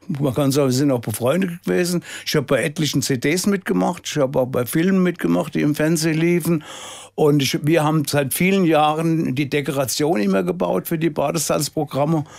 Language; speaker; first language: German; native; German